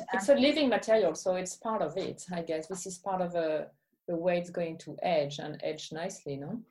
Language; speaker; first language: English; non-native, fluent; French